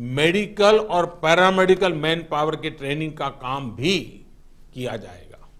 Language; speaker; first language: Hindi; native; Hindi